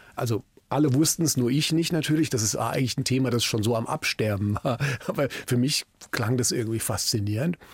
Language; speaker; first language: German; native; German